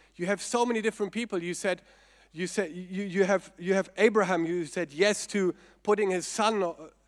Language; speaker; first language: English; non-native, fluent; German